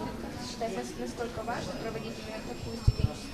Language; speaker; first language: Russian; native; Russian